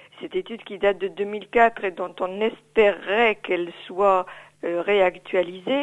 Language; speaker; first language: French; native; French